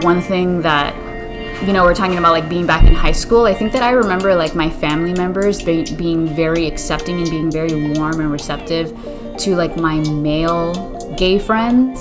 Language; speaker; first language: English; early bilingual, other home language; Spanish